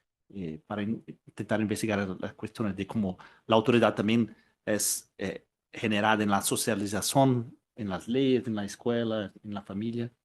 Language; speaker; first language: Spanish; non-native, learner; Portuguese